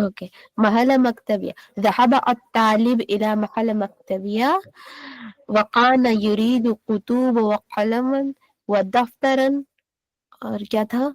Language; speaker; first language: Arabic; non-native, learner; Hindi